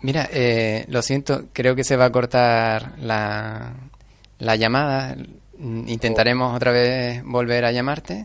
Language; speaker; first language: Spanish; native; Spanish